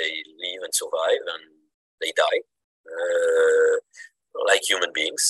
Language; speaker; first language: English; non-native, fluent; French